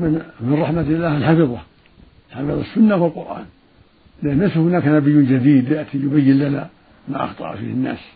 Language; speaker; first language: Arabic; native; Arabic